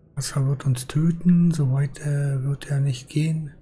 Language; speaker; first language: German; native; German